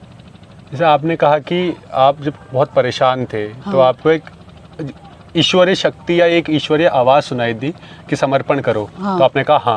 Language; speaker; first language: Hindi; native; Hindi